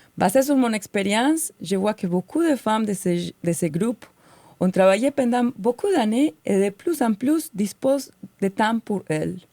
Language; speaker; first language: French; non-native, fluent; Spanish